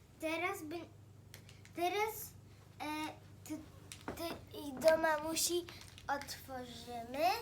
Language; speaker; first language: Polish; early bilingual, heritage; Polish